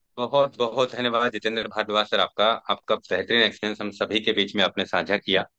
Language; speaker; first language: Hindi; native; Hindi